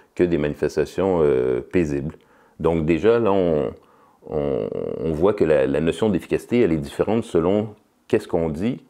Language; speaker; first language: French; native; French